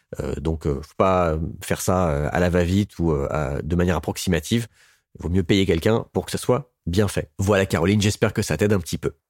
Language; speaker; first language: French; native; French